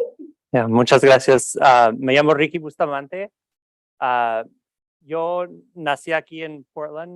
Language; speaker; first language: Spanish; early bilingual, heritage; Spanish